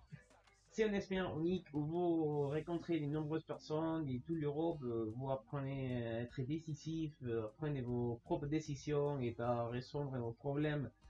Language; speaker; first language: French; non-native, learner; Spanish